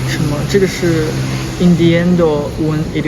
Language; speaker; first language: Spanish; non-native, learner; Chinese